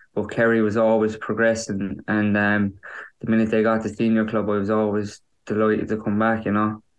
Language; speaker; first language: English; native; English